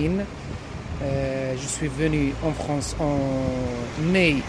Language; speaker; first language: French; non-native, local second language; Arabic